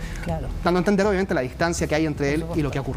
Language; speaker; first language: Spanish; native; Spanish